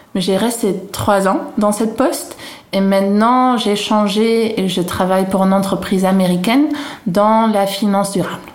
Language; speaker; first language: French; non-native, fluent; Dutch